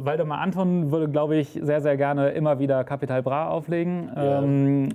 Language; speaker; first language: German; native; German